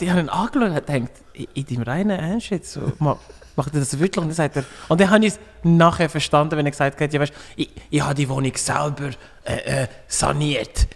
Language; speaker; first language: German; non-native, fluent; Lingala